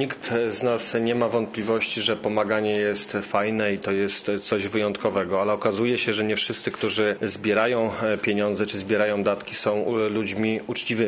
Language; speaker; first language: Polish; native; Polish